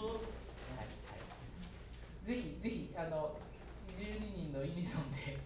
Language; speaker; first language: Japanese; native; Japanese